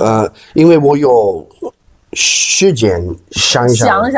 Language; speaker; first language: Chinese; non-native, learner; English